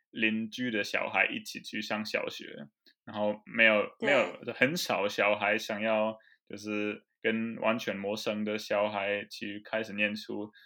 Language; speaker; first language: Chinese; non-native, fluent; German